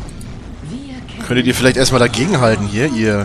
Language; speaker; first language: German; native; German